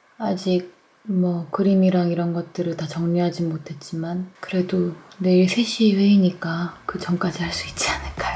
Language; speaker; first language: Korean; native; Korean